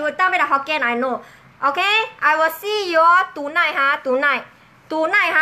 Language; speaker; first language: English; non-native, local second language; Min Nan Chinese